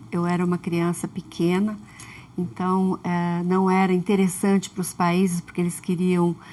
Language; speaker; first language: Portuguese; early bilingual, other home language; Russian